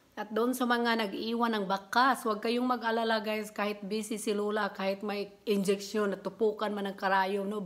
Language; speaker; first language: Filipino; non-native, local second language; Cebuano